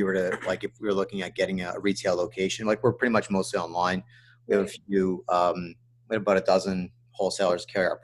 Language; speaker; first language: English; native; English